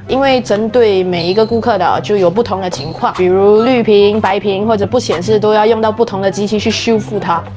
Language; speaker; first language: Chinese; native; Chinese